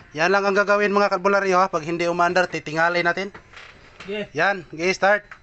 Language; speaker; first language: Filipino; non-native, local second language; Cebuano